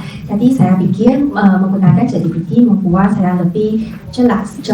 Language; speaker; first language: Indonesian; non-native, fluent; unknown